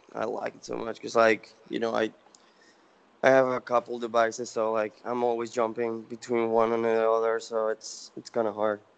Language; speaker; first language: English; non-native, fluent; Spanish